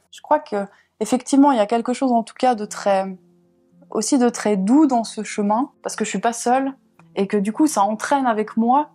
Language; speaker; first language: French; native; French